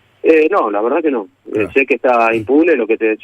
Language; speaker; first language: Spanish; native; Spanish